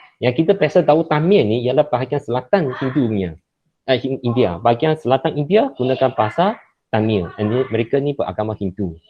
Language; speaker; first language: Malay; non-native, local second language; Chinese